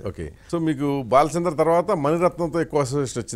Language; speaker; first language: Telugu; native; Telugu